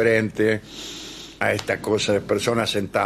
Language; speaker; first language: Spanish; native; Spanish